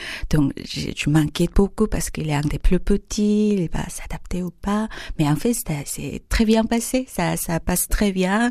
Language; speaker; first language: French; non-native, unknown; Korean